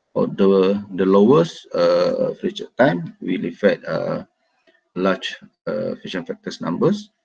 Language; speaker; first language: English; non-native, local second language; Malay